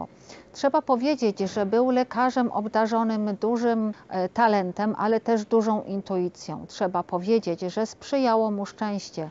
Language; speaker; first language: Polish; native; Polish